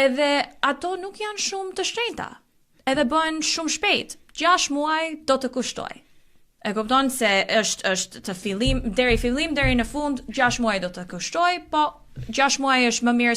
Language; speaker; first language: Albanian; early bilingual, heritage; Albanian